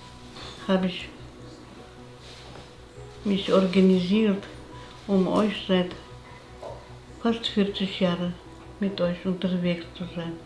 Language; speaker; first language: German; non-native, fluent; Russian